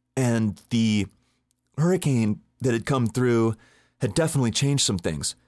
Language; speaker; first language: English; native; English